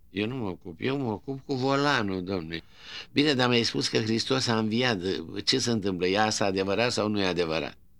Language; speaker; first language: Romanian; native; Romanian